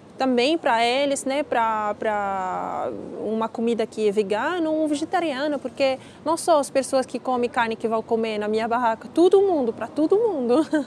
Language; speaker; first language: Portuguese; non-native, learner; Arabic